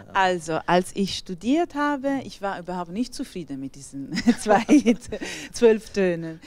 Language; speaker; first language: German; non-native, fluent; Italian